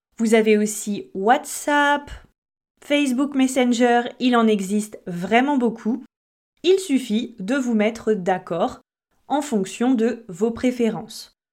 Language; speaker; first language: French; native; French